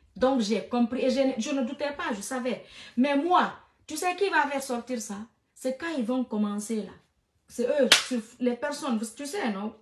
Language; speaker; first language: French; non-native, local second language; Fula